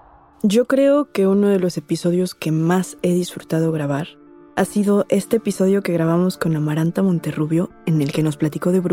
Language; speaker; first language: Spanish; native; Spanish